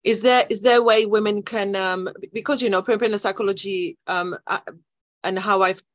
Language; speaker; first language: English; non-native, fluent; Czech